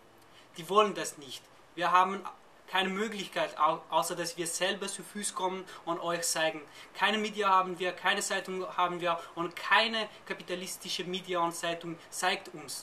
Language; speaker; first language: German; non-native, learner; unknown